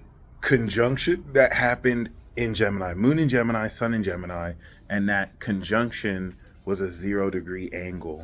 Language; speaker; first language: English; native; English